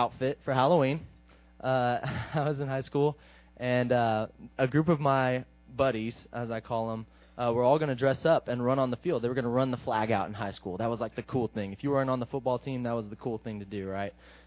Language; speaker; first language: English; native; English